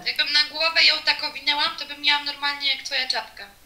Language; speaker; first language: Polish; non-native, fluent; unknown